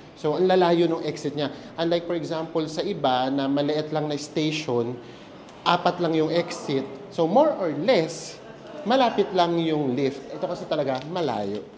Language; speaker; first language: Filipino; native; Filipino